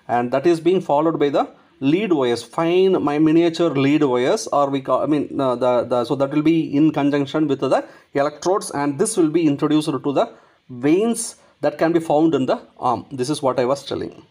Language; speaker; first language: English; non-native, local second language; Malayalam